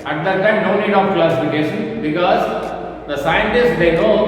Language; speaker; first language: English; non-native, local second language; Kannada